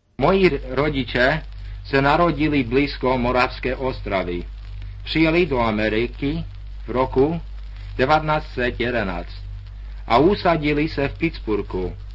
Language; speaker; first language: Czech; early bilingual, heritage; Czech